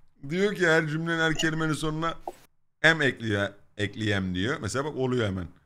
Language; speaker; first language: Turkish; native; Turkish